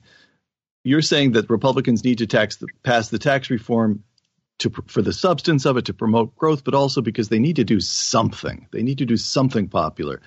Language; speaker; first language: English; native; English